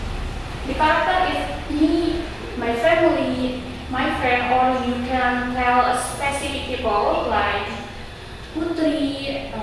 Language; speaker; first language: English; non-native, learner; Indonesian